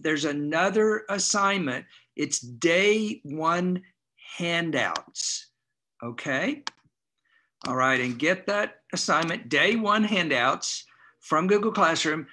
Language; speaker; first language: English; native; English